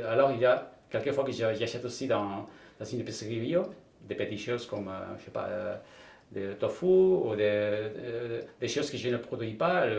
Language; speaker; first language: French; non-native, fluent; Spanish